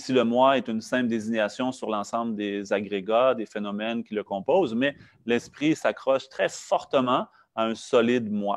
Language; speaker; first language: French; native; French